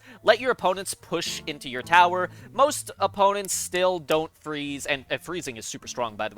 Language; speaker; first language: English; native; English